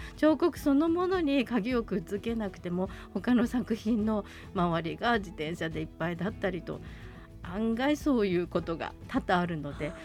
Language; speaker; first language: Japanese; native; Japanese